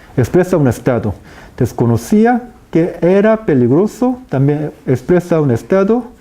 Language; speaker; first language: Spanish; non-native, fluent; Korean